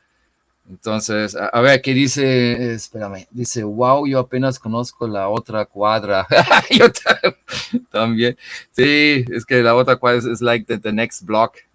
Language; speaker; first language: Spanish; non-native, fluent; German